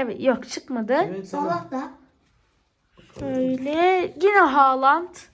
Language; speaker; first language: Turkish; native; Turkish